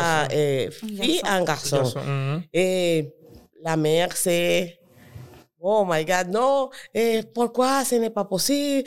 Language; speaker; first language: French; non-native, learner; Spanish